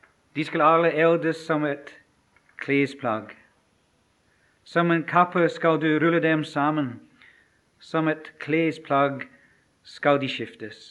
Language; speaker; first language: Norwegian; non-native, fluent; English